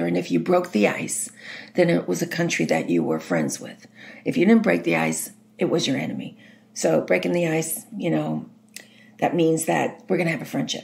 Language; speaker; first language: English; native; English